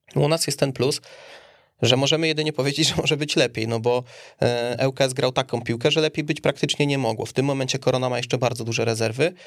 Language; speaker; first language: Polish; native; Polish